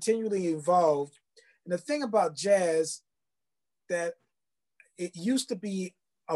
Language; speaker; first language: English; native; English